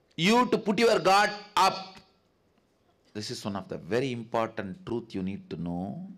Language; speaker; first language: English; non-native, local second language; Tamil